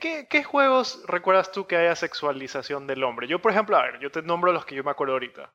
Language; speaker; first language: Spanish; native; Spanish